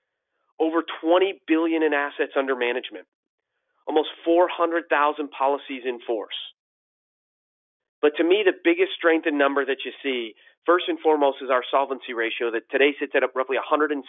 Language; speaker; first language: English; native; English